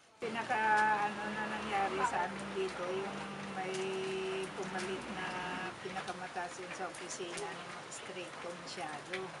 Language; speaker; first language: Filipino; native; Filipino